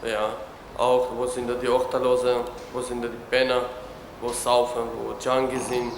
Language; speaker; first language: German; non-native, learner; Romany